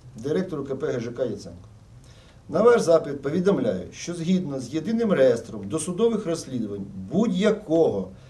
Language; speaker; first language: Ukrainian; non-native, local second language; Russian